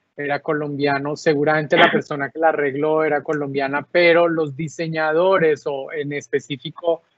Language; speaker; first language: Spanish; native; Spanish